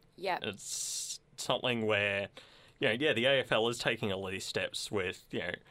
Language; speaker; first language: English; native; English